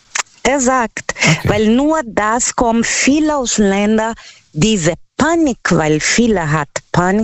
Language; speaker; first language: German; non-native, learner; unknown